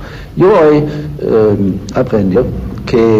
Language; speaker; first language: Spanish; non-native, learner; German